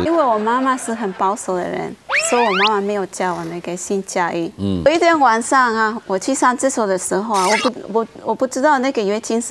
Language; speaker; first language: Chinese; non-native, local second language; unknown